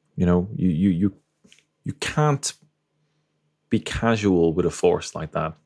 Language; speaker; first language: English; native; English